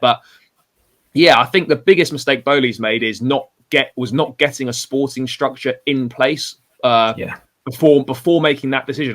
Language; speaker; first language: English; native; English